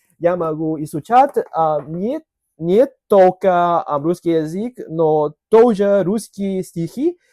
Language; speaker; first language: Russian; non-native, learner; Cantonese